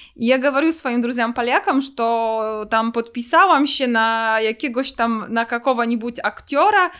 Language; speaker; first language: Russian; non-native, fluent; Polish